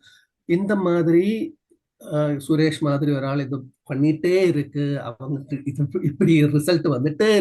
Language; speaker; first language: Tamil; non-native, learner; Malayalam